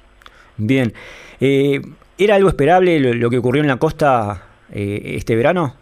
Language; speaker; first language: Spanish; native; Spanish